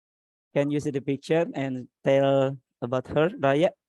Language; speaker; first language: English; non-native, learner; Indonesian